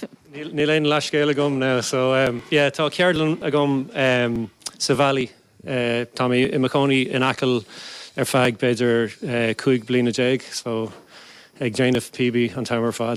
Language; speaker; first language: Irish; non-native, local second language; English